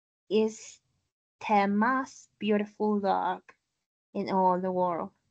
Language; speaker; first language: English; non-native, fluent; Spanish